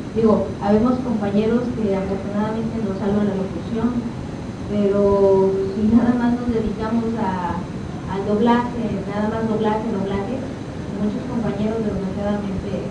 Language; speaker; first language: Spanish; native; Spanish